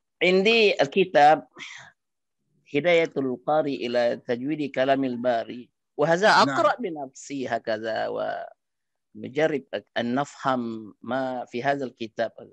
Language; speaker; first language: Arabic; non-native, fluent; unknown